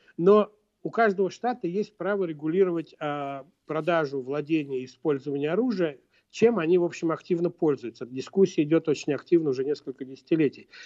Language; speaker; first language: Russian; native; Russian